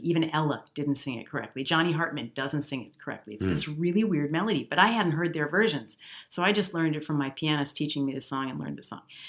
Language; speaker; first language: English; native; English